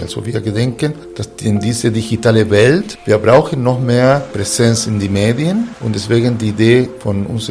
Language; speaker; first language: German; non-native, fluent; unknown